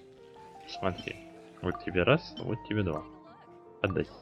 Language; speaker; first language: Russian; native; Russian